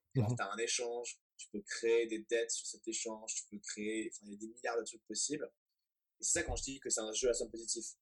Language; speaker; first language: French; native; French